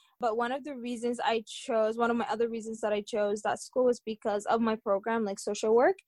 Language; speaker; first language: English; early bilingual, other home language; Tigrinya